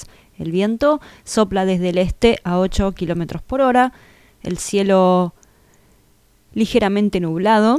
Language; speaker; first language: Spanish; native; Spanish